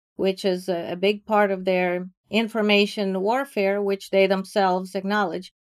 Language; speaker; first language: English; non-native, fluent; Ukrainian